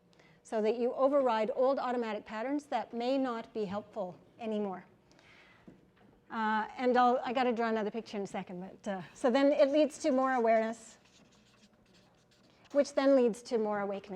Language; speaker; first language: English; native; English